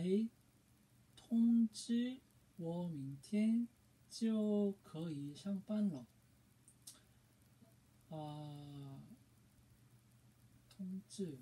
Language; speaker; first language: Chinese; non-native, learner; Korean